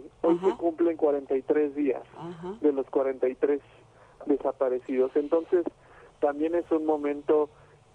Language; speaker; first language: Spanish; native; Spanish